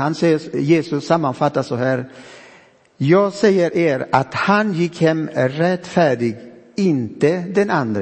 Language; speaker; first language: Swedish; non-native, fluent; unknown